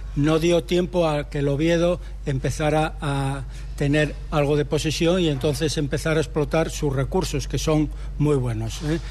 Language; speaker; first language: Spanish; native; Spanish